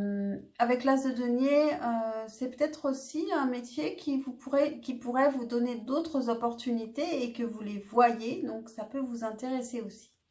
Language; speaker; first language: French; native; French